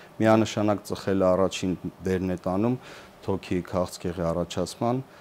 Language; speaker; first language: Armenian; native; Armenian